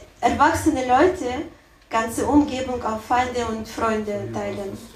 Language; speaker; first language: German; non-native, learner; Russian